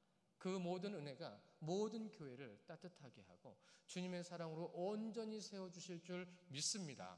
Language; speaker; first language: Korean; native; Korean